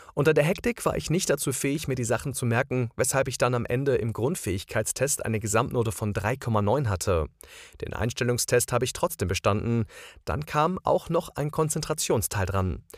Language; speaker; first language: German; non-native, fluent; Croatian